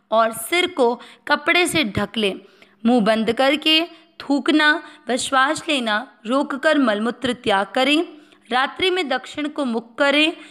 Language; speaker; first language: Hindi; native; Hindi